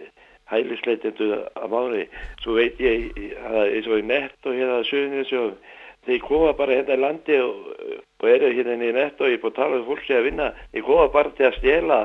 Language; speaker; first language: Icelandic; non-native, learner; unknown